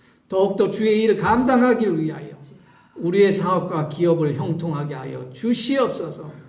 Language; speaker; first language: Korean; native; Korean